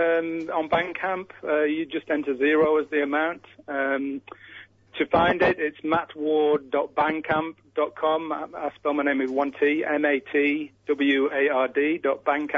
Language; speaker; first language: English; native; English